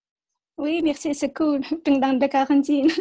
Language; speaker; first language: French; non-native, learner; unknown